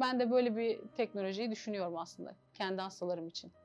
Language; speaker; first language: Turkish; native; Turkish